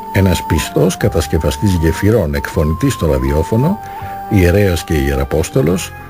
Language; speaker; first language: Greek; native; Greek